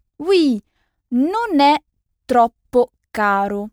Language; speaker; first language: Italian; non-native, fluent; French